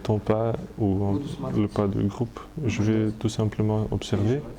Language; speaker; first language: French; non-native, fluent; Russian